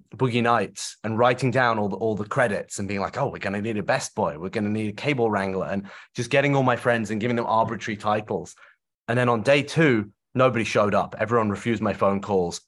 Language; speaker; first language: English; native; English